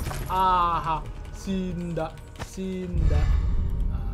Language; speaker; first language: Japanese; non-native, fluent; Indonesian